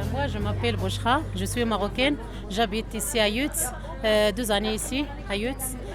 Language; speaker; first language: French; non-native, learner; Arabic